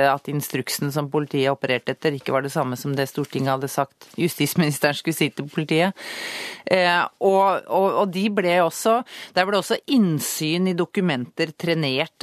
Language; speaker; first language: Norwegian; native; Norwegian